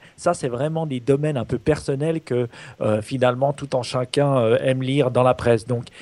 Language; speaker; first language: French; native; French